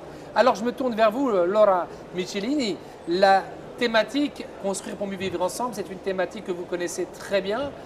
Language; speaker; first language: French; non-native, local second language; Arabic